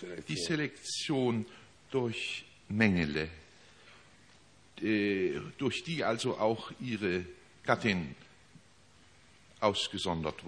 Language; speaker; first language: German; native; German